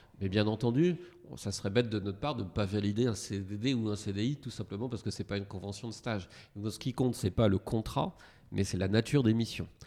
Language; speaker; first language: French; native; French